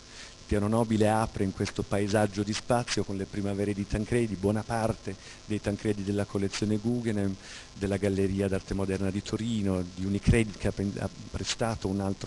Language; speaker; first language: Italian; native; Italian